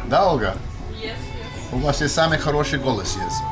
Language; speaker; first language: Russian; non-native, learner; English